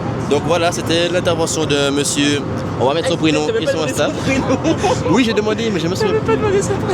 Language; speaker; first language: French; native; French